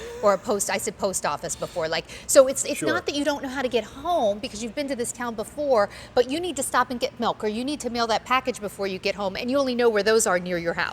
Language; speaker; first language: English; native; English